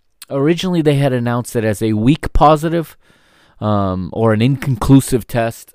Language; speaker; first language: English; native; English